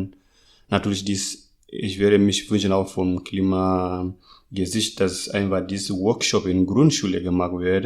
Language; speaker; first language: German; non-native, learner; Masai